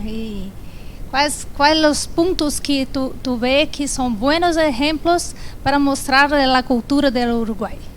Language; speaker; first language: Spanish; non-native, learner; Portuguese